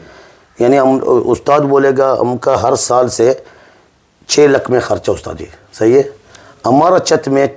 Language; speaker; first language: Hindi; non-native, learner; Arabic